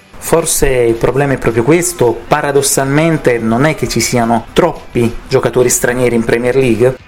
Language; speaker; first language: Italian; native; Italian